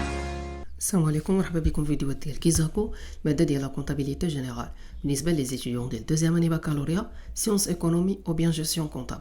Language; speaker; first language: Arabic; native; Arabic